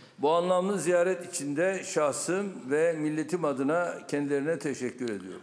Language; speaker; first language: Turkish; native; Turkish